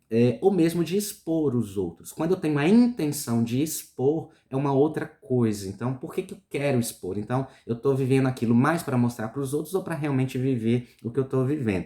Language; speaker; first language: Portuguese; native; Portuguese